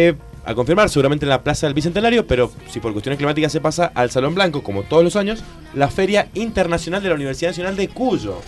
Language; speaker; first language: Spanish; native; Spanish